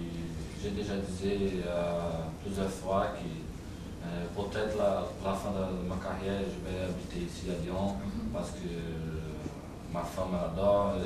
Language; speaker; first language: French; non-native, learner; Portuguese